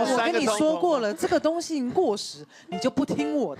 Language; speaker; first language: Chinese; native; Chinese